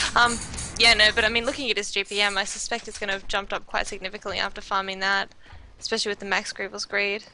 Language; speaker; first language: English; native; English